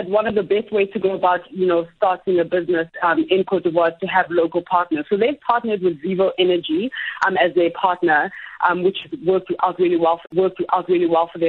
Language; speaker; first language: English; non-native, local second language; Ganda